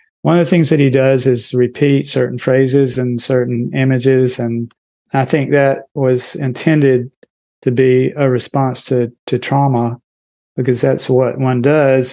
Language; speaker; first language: English; native; English